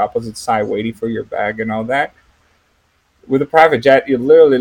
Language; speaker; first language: English; non-native, fluent; Portuguese